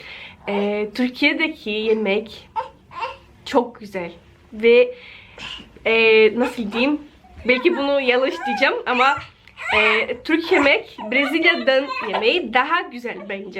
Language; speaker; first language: Turkish; non-native, fluent; Portuguese